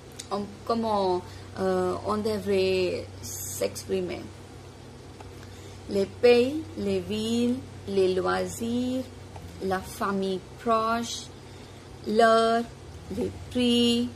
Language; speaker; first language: French; non-native, fluent; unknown